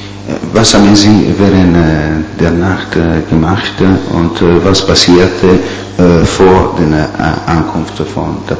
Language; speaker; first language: German; non-native, learner; Italian